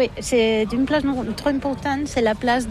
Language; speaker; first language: French; non-native, learner; Catalan